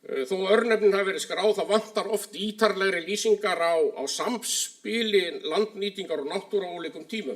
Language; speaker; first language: Icelandic; native; Icelandic